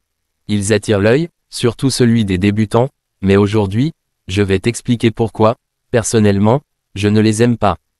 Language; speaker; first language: French; native; French